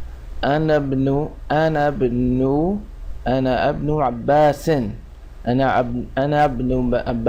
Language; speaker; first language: Arabic; non-native, fluent; English